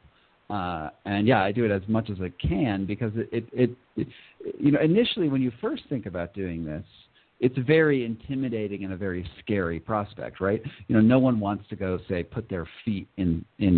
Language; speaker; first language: English; native; English